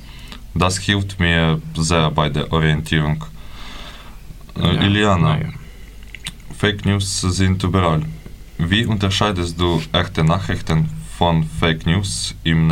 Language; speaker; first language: German; non-native, learner; Ukrainian